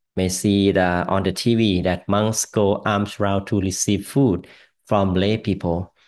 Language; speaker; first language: English; non-native, fluent; Thai